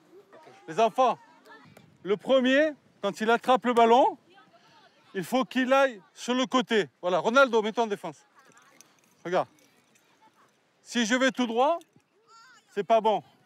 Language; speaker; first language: French; native; French